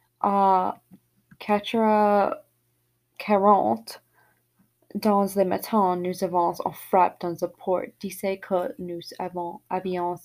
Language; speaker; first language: French; non-native, learner; English